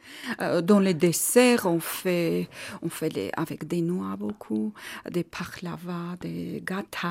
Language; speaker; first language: French; non-native, learner; Armenian